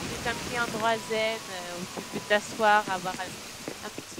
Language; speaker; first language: French; non-native, fluent; English